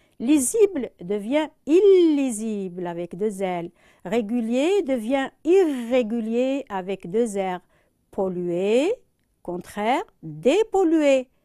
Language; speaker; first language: French; non-native, local second language; Arabic